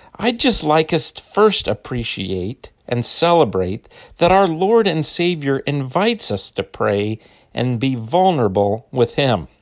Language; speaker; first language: English; native; English